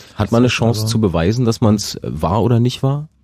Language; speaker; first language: German; native; German